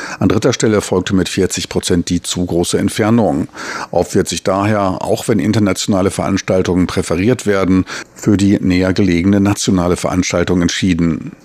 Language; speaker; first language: German; native; German